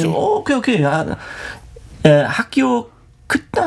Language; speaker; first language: Korean; non-native, learner; German